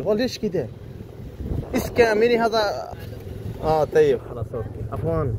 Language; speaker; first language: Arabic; non-native, learner; Bangla